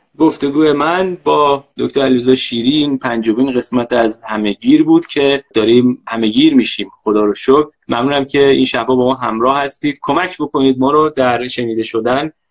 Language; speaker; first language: Persian; native; Persian